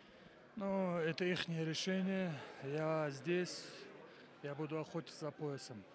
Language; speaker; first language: Russian; non-native, local second language; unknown